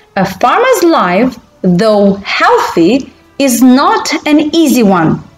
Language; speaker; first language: English; non-native, fluent; Romanian